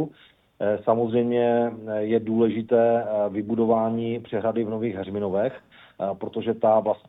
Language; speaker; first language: Czech; native; Czech